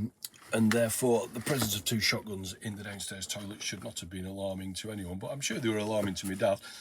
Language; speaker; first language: English; native; English